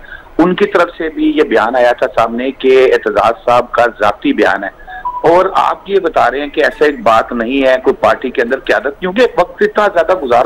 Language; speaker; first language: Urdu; non-native, local second language; Punjabi